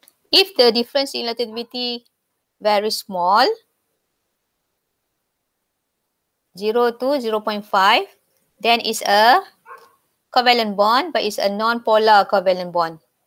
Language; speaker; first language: English; non-native, local second language; Malay